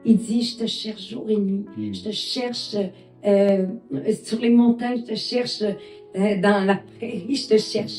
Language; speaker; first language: French; native; French